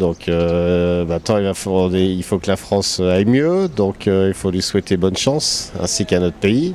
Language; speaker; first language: French; native; French